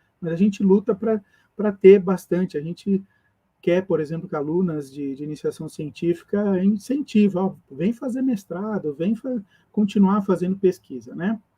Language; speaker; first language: Portuguese; native; Portuguese